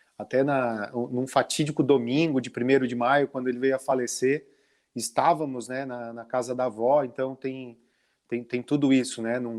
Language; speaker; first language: Portuguese; native; Portuguese